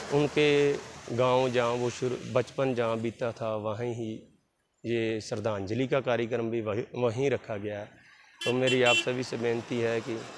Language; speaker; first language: Hindi; non-native, local second language; Punjabi